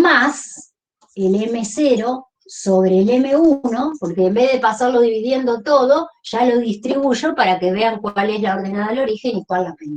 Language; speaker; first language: Spanish; native; Spanish